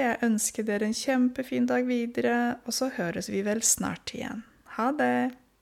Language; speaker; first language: Norwegian; non-native, fluent; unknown